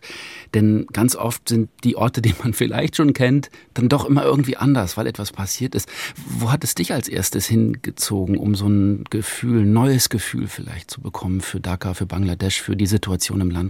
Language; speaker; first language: German; native; German